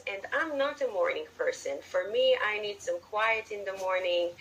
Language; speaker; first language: English; non-native, fluent; Hebrew